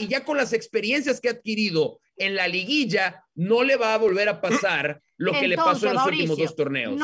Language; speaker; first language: Spanish; native; Spanish